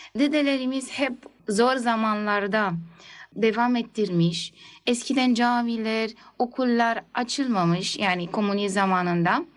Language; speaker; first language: Turkish; early bilingual, heritage; Turkish